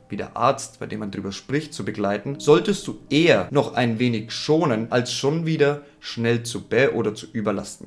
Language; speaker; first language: German; native; German